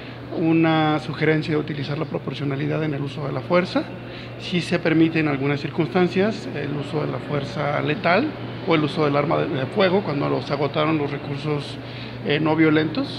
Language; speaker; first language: Spanish; native; Spanish